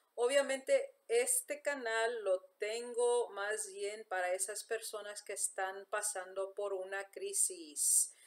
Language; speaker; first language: Spanish; early bilingual, heritage; English